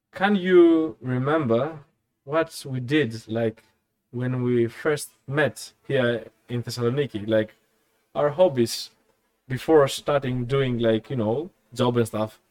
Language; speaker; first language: English; non-native, fluent; Greek